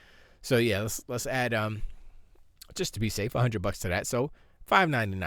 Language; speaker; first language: English; native; English